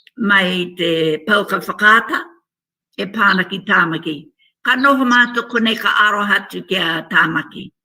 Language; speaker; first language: Māori; native; Māori